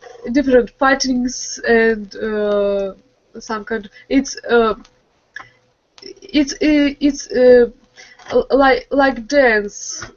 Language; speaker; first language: English; non-native, learner; Russian